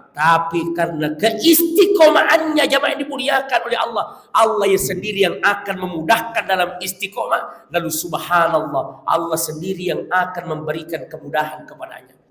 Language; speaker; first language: Malay; non-native, local second language; Buginese